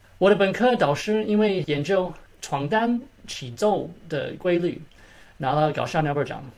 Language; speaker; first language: Chinese; early bilingual, heritage; Chinese